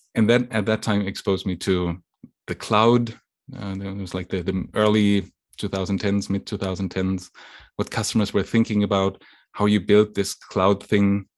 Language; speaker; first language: English; non-native, fluent; German